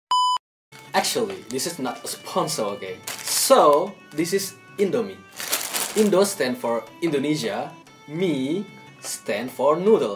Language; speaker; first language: English; non-native, learner; Indonesian